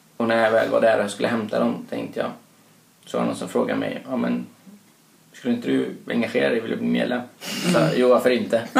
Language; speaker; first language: Swedish; early bilingual, other home language; Persian